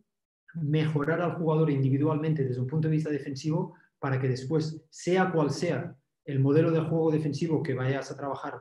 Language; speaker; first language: Spanish; native; Spanish